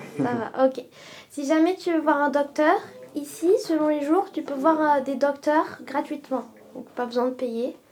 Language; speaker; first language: French; native; French